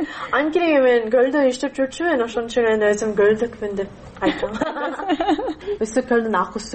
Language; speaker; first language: Kyrgyz; non-native, learner; English